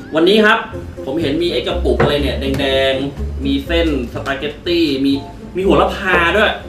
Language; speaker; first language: Thai; native; Thai